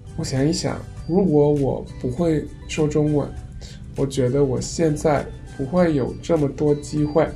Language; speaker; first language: Chinese; non-native, fluent; Korean